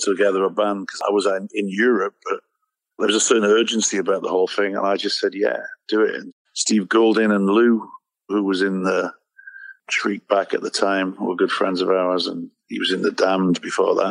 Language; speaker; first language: English; native; English